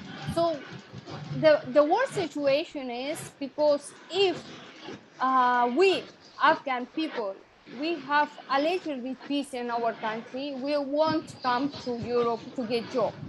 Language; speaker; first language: English; non-native, fluent; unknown